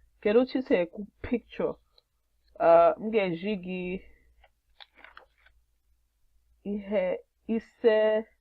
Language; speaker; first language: Igbo; non-native, learner; English